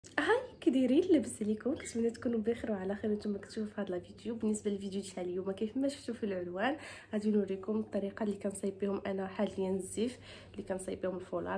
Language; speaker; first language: Arabic; native; Arabic